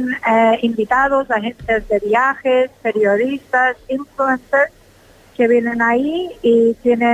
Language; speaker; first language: Spanish; non-native, fluent; English